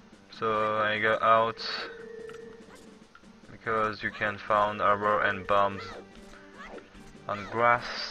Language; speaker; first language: English; non-native, learner; French